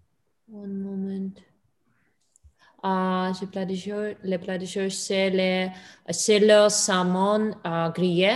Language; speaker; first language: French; non-native, learner; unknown